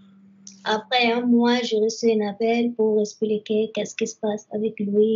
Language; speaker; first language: French; non-native, learner; Arabic